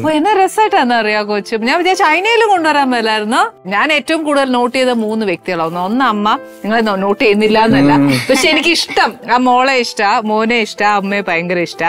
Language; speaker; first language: Malayalam; native; Malayalam